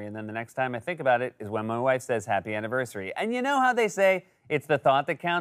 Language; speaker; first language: English; native; English